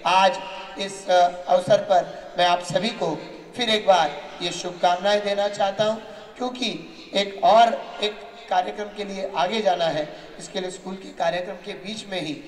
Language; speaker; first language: Hindi; native; Hindi